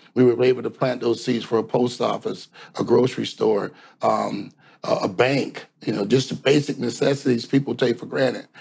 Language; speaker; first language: English; native; English